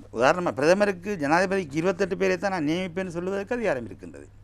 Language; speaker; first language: Tamil; native; Tamil